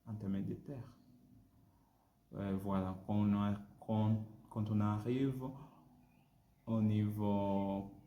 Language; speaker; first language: French; non-native, learner; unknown